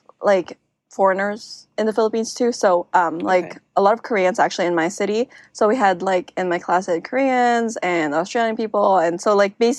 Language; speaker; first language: English; non-native, local second language; Filipino